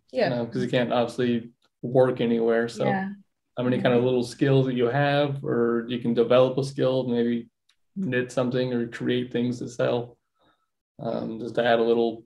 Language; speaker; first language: English; native; English